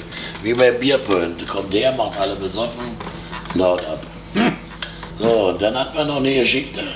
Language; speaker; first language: German; native; German